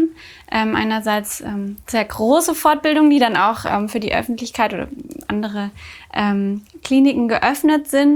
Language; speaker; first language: German; native; German